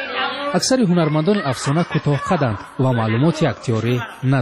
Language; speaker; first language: Tajik; native; Tajik